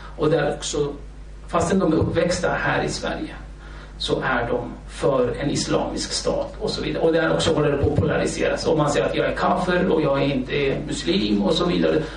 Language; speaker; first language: Swedish; early bilingual, other home language; Kurdish